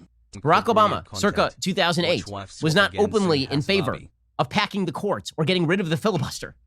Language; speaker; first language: English; native; English